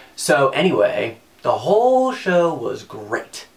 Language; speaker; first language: English; native; English